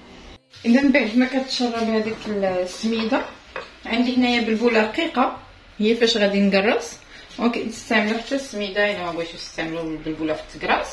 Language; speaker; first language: Arabic; native; Arabic